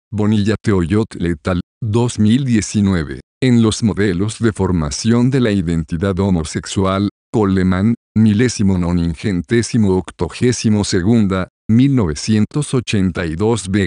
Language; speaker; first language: Spanish; native; Spanish